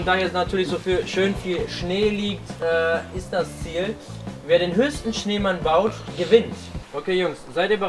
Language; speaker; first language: German; native; German